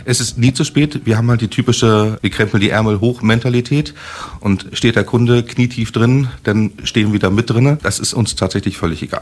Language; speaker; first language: German; native; German